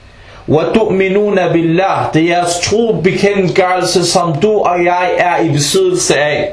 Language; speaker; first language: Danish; early bilingual, other home language; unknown